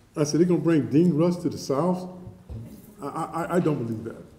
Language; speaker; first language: English; native; English